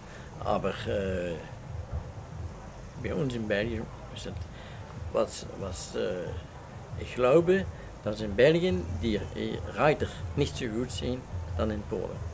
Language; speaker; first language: German; non-native, learner; Dutch